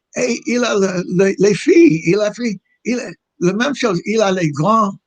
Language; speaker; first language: French; non-native, fluent; English